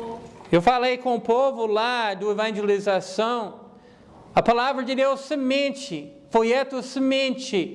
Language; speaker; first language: Portuguese; non-native, fluent; English